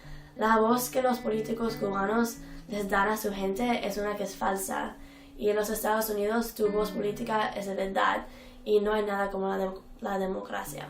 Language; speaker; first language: Spanish; early bilingual, heritage; Spanish